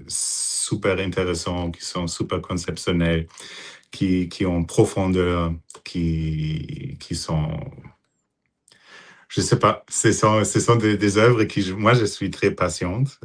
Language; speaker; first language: French; non-native, fluent; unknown